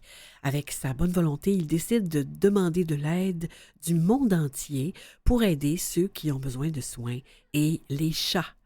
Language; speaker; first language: French; native; French